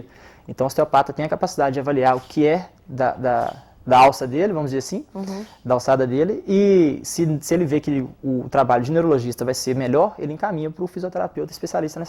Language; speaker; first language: Portuguese; native; Portuguese